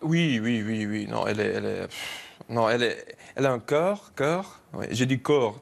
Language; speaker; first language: French; non-native, learner; English